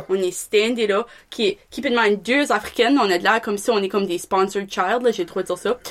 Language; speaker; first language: French; native; French